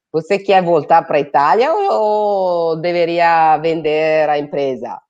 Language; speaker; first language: Portuguese; non-native, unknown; Italian